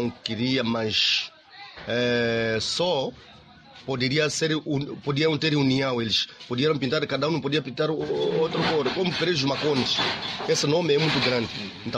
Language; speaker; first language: Portuguese; non-native, local second language; Makhuwa